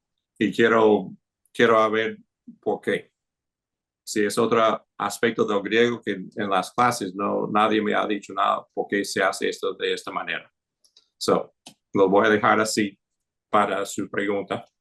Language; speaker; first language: Spanish; non-native, fluent; English